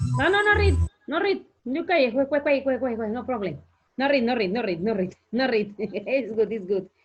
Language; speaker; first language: English; non-native, learner; Spanish